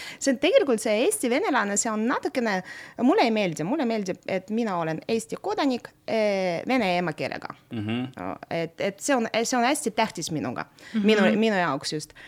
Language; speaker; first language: Estonian; non-native, local second language; Russian